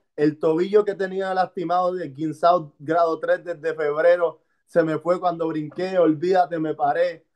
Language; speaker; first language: Spanish; native; Spanish